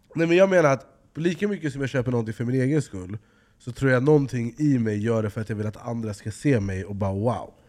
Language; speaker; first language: Swedish; native; Swedish